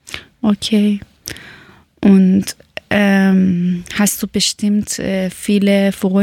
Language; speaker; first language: German; non-native, learner; Persian